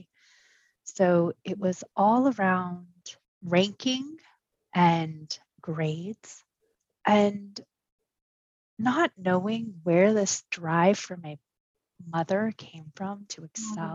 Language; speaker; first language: English; early bilingual, other home language; Japanese